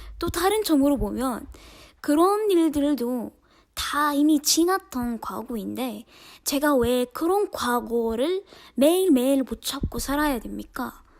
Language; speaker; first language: Korean; non-native, fluent; Arabic